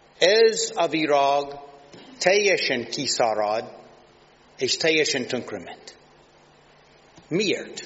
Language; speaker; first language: Hungarian; non-native, learner; English